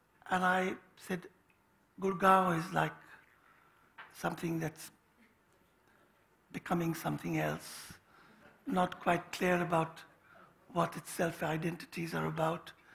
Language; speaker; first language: English; non-native, local second language; Hindi